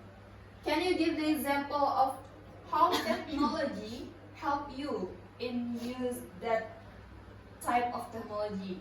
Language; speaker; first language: English; non-native, learner; Indonesian